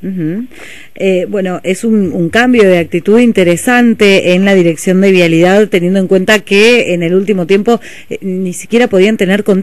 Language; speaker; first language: Spanish; native; Spanish